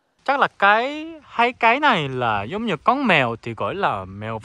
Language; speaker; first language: Vietnamese; non-native, fluent; Korean